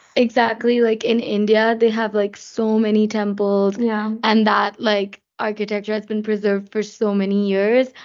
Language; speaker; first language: English; non-native, local second language; Hindi